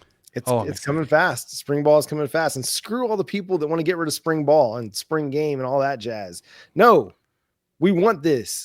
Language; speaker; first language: English; native; English